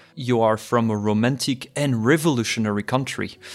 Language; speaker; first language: English; non-native, fluent; French